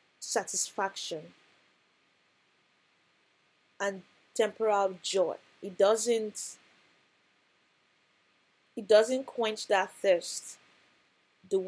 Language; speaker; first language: English; non-native, local second language; Yoruba